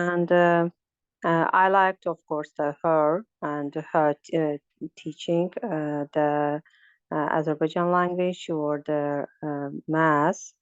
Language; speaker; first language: English; non-native, learner; Azerbaijani